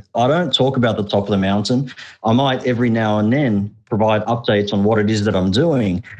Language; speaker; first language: English; early bilingual, other home language; Arabic